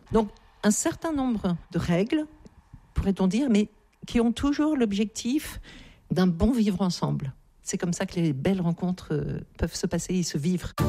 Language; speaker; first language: French; native; French